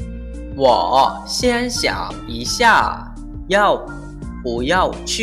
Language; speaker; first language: Chinese; non-native, fluent; Lao